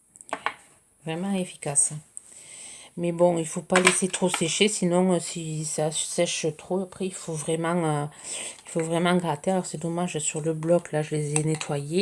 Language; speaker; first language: French; native; French